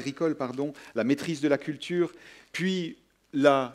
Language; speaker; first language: French; native; French